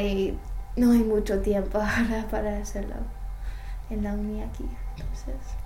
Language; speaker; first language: Spanish; non-native, learner; English